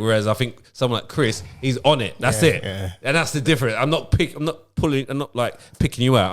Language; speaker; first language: English; native; English